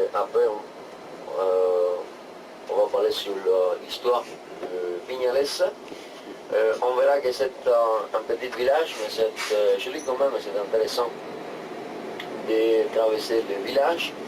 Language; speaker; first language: French; non-native, fluent; Spanish